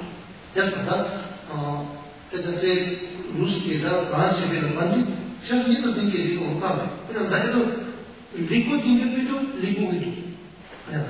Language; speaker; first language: Russian; non-native, learner; Tibetan